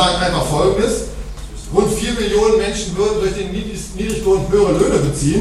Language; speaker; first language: German; native; German